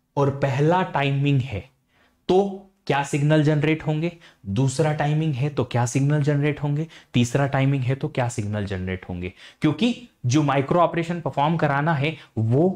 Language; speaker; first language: Hindi; native; Hindi